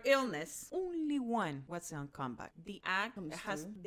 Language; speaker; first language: English; non-native, fluent; Spanish